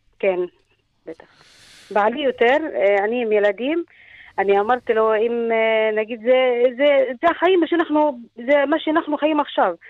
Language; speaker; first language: Hebrew; non-native, fluent; Arabic